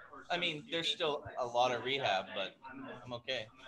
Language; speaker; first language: English; native; English